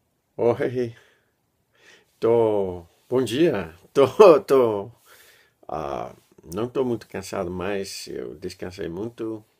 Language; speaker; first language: Portuguese; non-native, learner; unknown